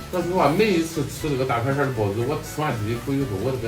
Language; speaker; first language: Chinese; native; Chinese